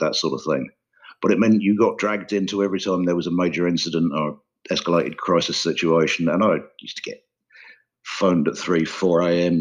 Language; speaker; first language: English; native; English